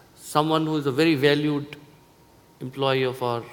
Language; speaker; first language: English; non-native, local second language; Hindi